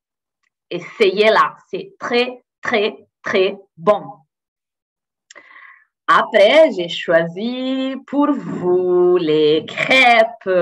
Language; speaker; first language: French; non-native, fluent; Italian